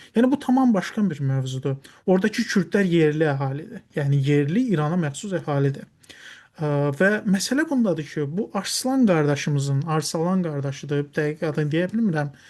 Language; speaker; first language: Azerbaijani; non-native, local second language; Talysh